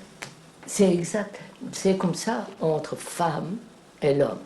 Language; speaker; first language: French; non-native, fluent; Telugu